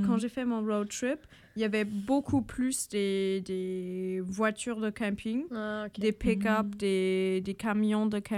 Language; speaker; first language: French; non-native, fluent; German